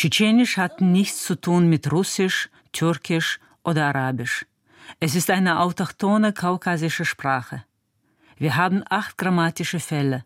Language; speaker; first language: German; non-native, fluent; Chechen